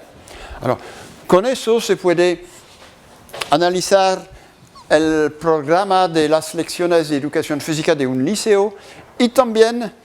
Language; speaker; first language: Spanish; non-native, learner; French